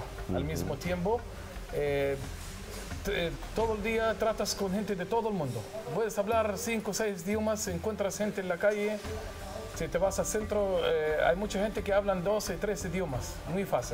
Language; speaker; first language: Spanish; non-native, fluent; Arabic